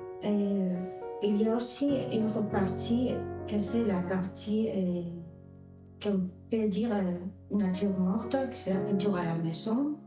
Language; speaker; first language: French; non-native, fluent; Spanish